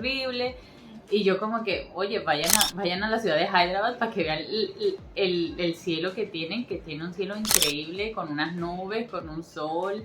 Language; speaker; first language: Spanish; native; Spanish